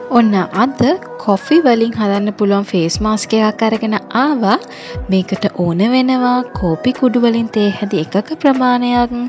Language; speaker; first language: Sinhala; native; Sinhala